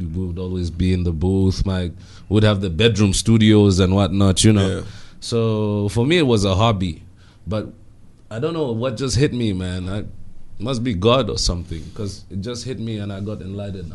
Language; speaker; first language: English; non-native, local second language; Bemba